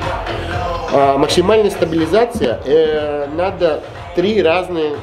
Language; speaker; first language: Russian; non-native, fluent; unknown